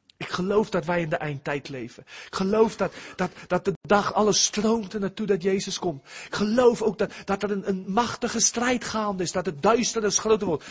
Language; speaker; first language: Dutch; early bilingual, heritage; Dutch